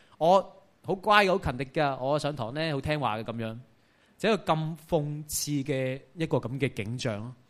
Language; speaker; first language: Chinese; non-native, local second language; Cantonese